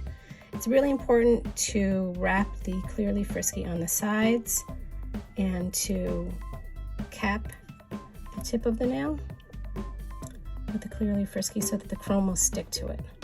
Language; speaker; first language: English; native; English